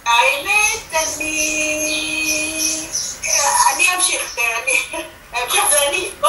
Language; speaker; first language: Hebrew; non-native, fluent; Arabic